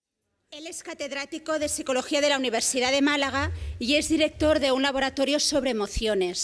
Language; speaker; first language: Spanish; native; Spanish